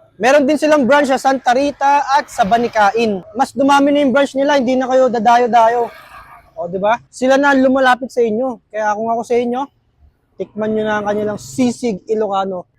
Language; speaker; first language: Filipino; native; Filipino